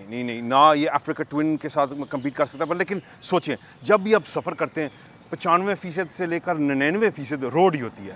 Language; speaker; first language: Urdu; non-native, local second language; Punjabi